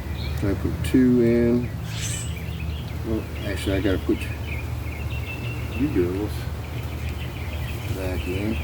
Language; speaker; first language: English; native; English